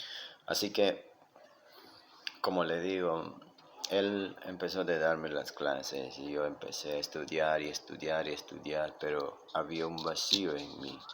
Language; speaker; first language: Spanish; non-native, local second language; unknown